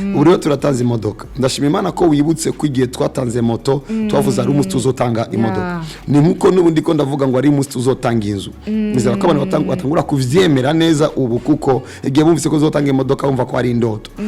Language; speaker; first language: Rundi; non-native, local second language; Swahili